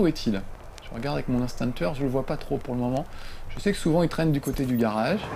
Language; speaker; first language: French; native; French